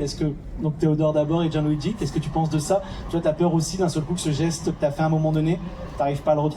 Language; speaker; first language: French; native; French